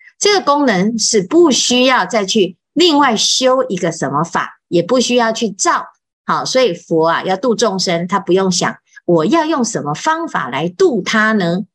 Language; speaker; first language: Chinese; native; Chinese